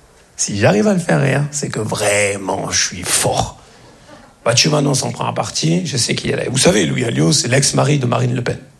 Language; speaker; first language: French; early bilingual, other home language; Arabic